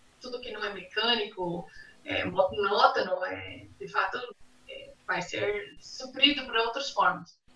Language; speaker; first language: Portuguese; non-native, fluent; English